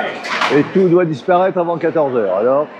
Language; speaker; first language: French; native; French